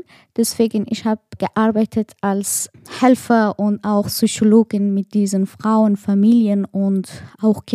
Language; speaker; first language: German; non-native, learner; Persian